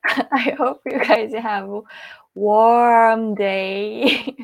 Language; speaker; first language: English; non-native, fluent; Korean